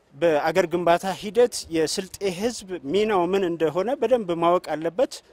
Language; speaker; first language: Amharic; non-native, local second language; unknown